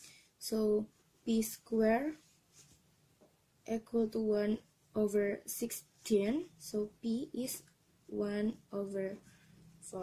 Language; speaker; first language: English; non-native, learner; Indonesian